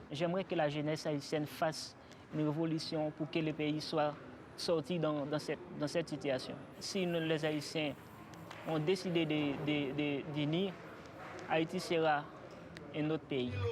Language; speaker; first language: French; non-native, local second language; Haitian Creole